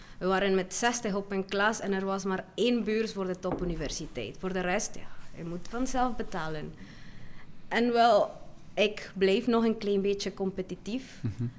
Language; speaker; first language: Dutch; non-native, fluent; Spanish